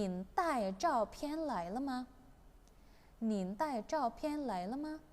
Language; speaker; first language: Chinese; non-native, fluent; Indonesian